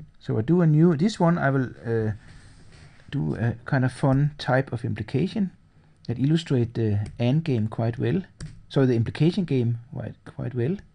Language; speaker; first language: English; non-native, fluent; Danish